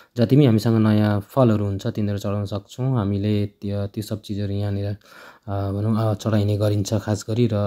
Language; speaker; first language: Nepali; non-native, local second language; Limbu